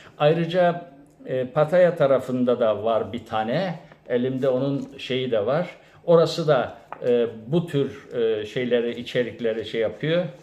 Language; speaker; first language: Turkish; native; Turkish